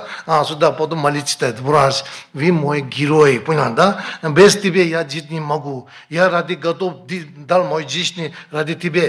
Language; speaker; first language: Russian; non-native, learner; Tibetan